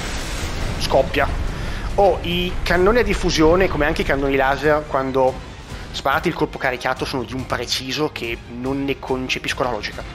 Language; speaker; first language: Italian; native; Italian